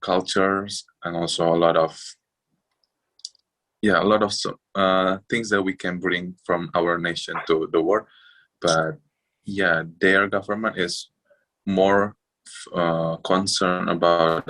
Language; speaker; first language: English; non-native, fluent; Indonesian